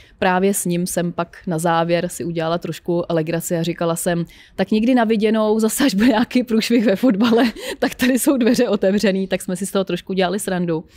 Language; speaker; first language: Czech; native; Czech